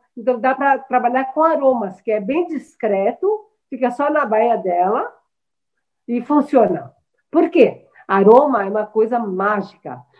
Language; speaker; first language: Portuguese; early bilingual, other home language; Chinese